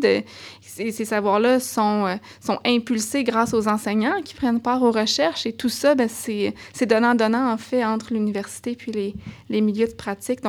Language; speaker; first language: French; native; French